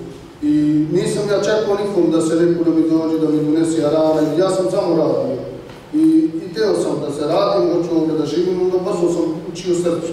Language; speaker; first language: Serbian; non-native, learner; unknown